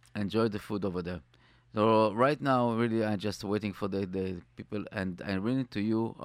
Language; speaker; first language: English; non-native, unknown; Hebrew